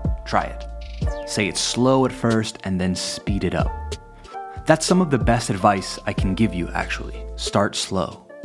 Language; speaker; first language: English; native; English